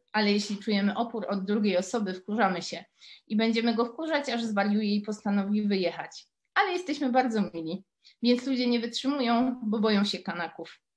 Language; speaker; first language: Polish; native; Polish